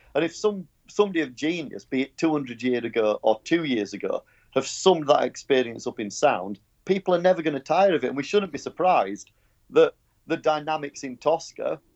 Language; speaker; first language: English; native; English